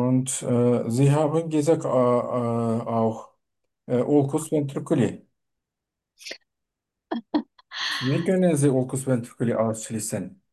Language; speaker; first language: German; non-native, fluent; Turkish